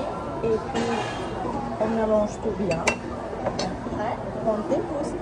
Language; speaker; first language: French; non-native, learner; Croatian